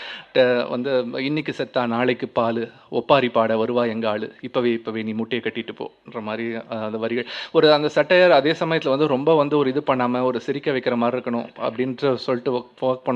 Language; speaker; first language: Tamil; native; Tamil